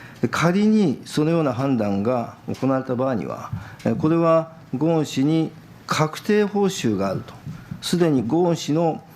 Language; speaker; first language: Japanese; native; Japanese